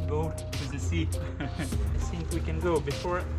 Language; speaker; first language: English; non-native, learner; German